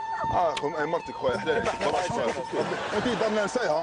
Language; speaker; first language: Arabic; native; Arabic